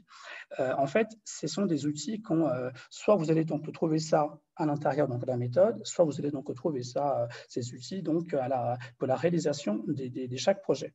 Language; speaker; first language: French; non-native, fluent; Portuguese